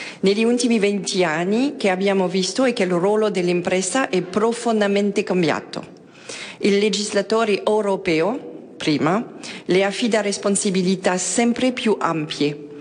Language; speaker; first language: Italian; non-native, fluent; French